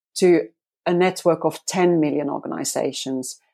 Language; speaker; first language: English; non-native, fluent; Finnish